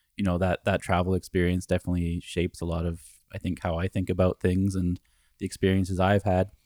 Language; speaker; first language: English; native; English